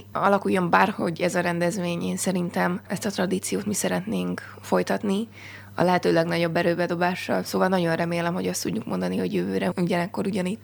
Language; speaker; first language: Hungarian; native; Hungarian